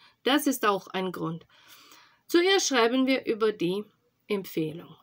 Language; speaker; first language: German; non-native, fluent; Russian